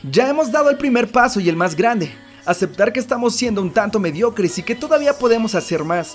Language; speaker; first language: Spanish; native; Spanish